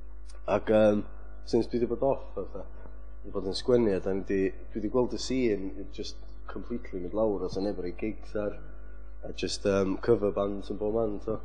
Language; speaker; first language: Welsh; native; Welsh